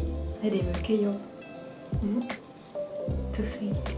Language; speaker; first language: Swedish; non-native, fluent; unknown